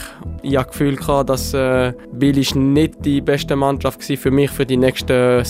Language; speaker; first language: German; non-native, local second language; French